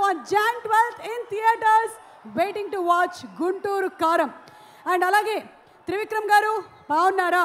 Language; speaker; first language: Telugu; native; Telugu